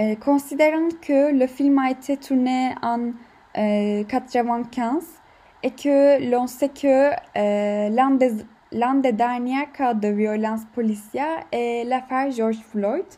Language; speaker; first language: French; non-native, learner; Turkish